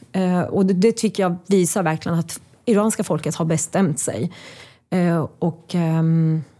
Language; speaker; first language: Swedish; non-native, fluent; Persian